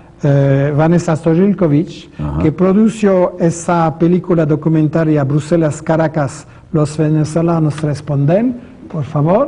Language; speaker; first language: Spanish; non-native, fluent; French